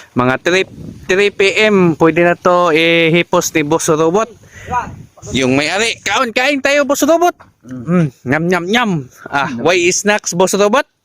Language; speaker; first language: Filipino; non-native, local second language; Cebuano